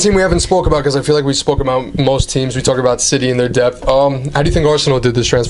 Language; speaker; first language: English; native; English